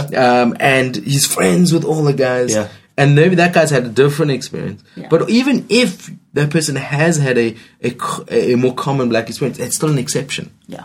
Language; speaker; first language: English; native; English